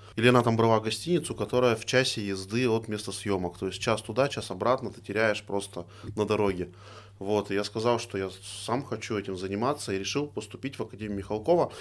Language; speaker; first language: Russian; native; Russian